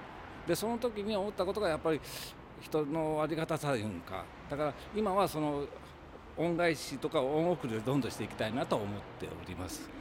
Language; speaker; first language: Japanese; native; Japanese